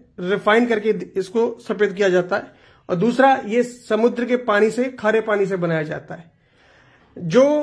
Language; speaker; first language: Hindi; non-native, local second language; Gujarati